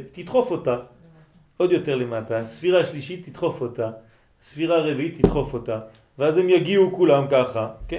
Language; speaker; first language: Hebrew; non-native, fluent; French